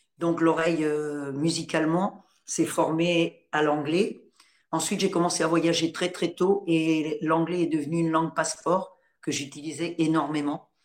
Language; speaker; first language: French; native; French